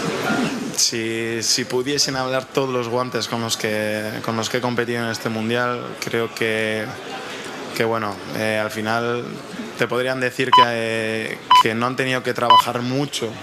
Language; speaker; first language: Spanish; native; Spanish